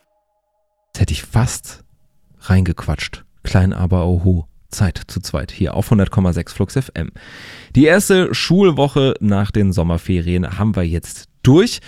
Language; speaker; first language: German; native; German